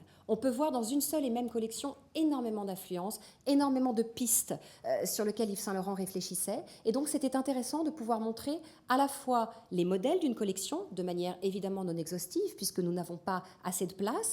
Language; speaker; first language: French; native; French